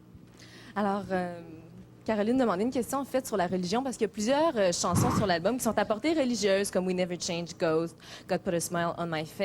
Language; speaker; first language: French; native; French